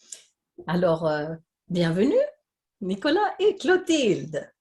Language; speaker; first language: French; non-native, fluent; Swedish